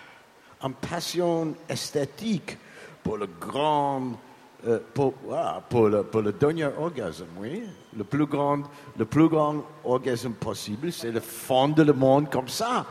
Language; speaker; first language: French; non-native, learner; English